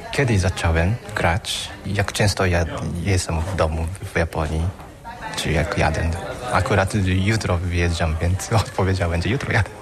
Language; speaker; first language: Polish; non-native, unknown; Japanese